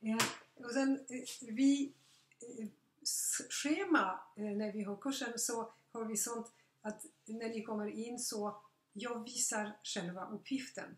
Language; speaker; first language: Swedish; non-native, fluent; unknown